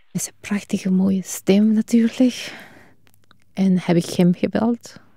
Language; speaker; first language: Dutch; non-native, fluent; Spanish